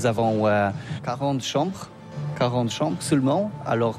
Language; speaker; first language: French; non-native, learner; Polish